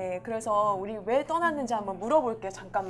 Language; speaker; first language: Korean; native; Korean